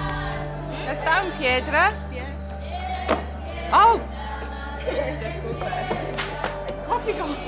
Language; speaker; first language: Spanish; non-native, learner; English